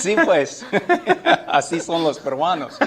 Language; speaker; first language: Spanish; non-native, fluent; English